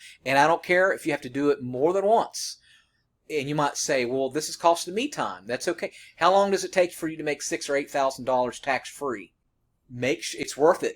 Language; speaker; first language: English; native; English